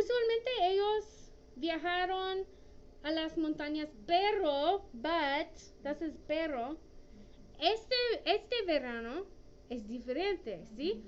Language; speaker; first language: Spanish; non-native, fluent; English